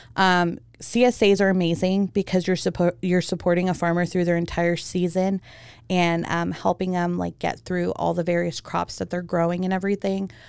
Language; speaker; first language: English; early bilingual, heritage; German